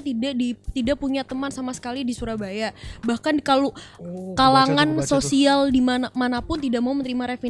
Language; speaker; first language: Indonesian; native; Indonesian